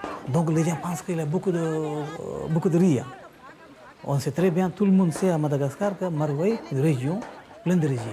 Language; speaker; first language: French; non-native, local second language; Malagasy